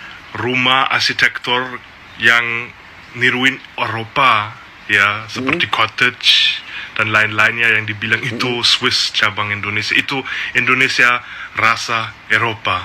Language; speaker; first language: Indonesian; non-native, fluent; German